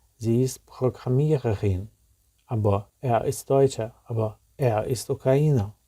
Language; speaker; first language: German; non-native, learner; Ukrainian